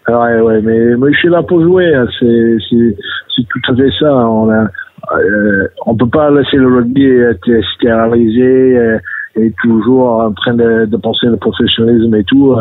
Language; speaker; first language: French; non-native, fluent; English